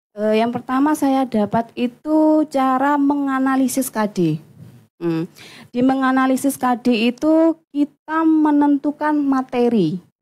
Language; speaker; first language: Indonesian; non-native, local second language; Javanese